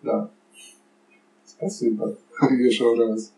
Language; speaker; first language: Russian; non-native, fluent; English